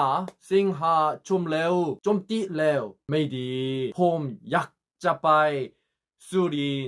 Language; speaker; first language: Thai; non-native, learner; Korean